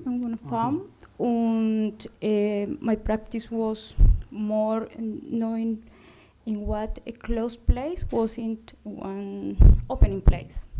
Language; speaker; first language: English; non-native, learner; Spanish